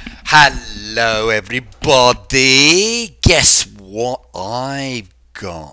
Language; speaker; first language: English; native; English